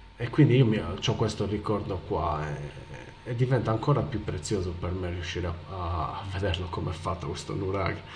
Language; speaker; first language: Italian; native; Italian